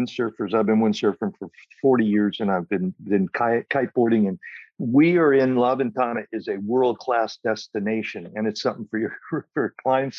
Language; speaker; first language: English; native; English